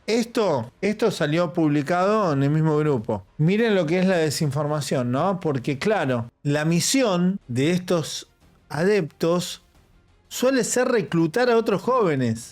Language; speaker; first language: Spanish; native; Spanish